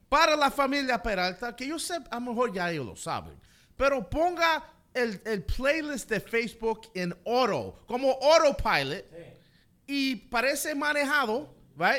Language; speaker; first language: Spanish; early bilingual, heritage; Spanish